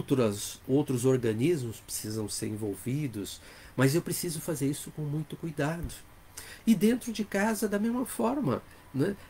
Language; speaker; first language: Portuguese; native; Portuguese